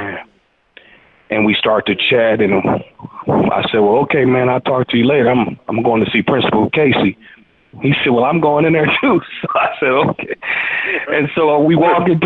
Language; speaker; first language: English; native; English